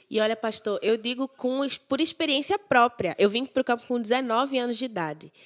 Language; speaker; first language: Portuguese; native; Portuguese